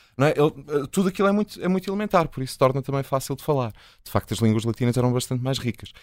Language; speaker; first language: Portuguese; native; Portuguese